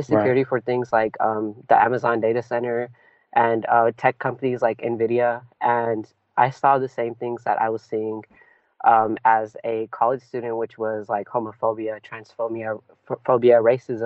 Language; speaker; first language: English; early bilingual, other home language; Punjabi